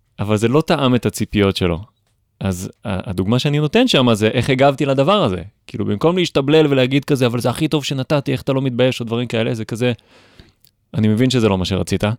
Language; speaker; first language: Hebrew; native; Hebrew